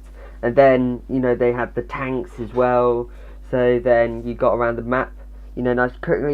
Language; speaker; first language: English; native; English